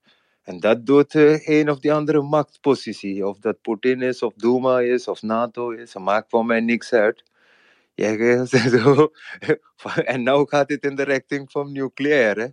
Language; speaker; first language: Dutch; non-native, fluent; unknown